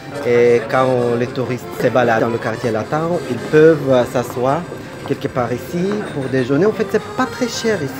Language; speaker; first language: French; non-native, fluent; Russian